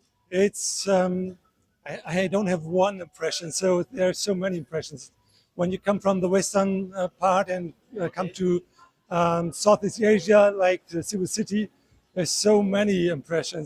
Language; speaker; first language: English; non-native, fluent; German